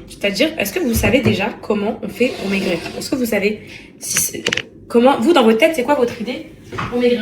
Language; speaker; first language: French; native; French